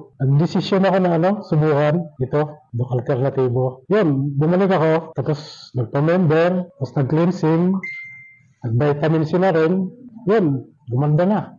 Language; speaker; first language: Filipino; native; Filipino